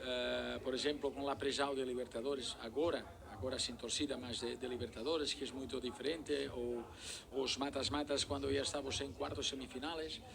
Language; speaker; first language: Portuguese; non-native, learner; Spanish